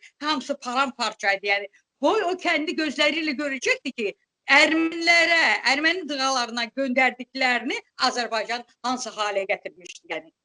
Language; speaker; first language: Turkish; non-native, fluent; Azerbaijani